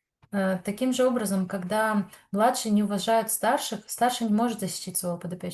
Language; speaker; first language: Russian; native; Russian